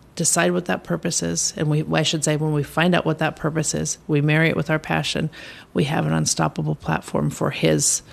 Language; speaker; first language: English; native; English